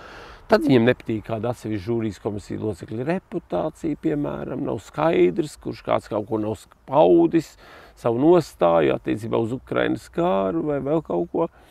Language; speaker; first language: Latvian; native; Latvian